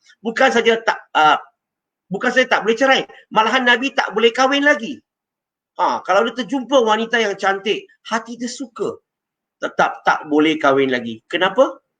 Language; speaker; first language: Malay; non-native, local second language; Chinese